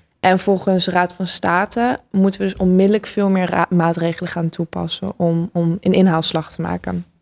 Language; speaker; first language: Dutch; native; Dutch